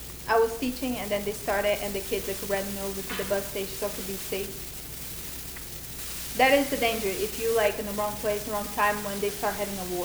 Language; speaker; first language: English; non-native, fluent; Portuguese